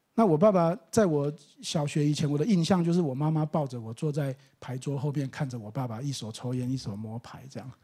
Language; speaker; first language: Chinese; native; Chinese